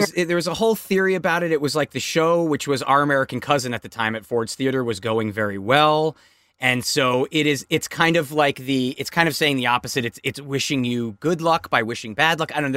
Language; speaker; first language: English; native; English